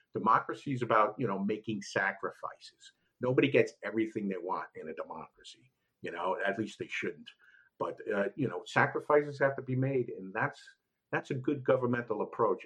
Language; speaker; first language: English; native; English